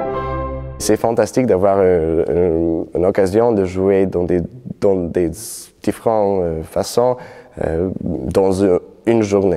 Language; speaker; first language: French; non-native, fluent; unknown